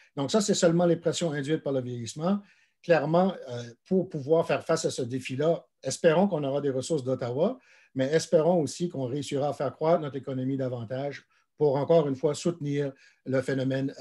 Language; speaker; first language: French; native; French